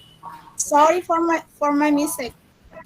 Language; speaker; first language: English; non-native, fluent; Indonesian